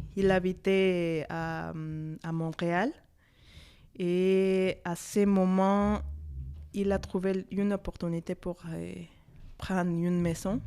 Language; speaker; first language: French; non-native, fluent; Spanish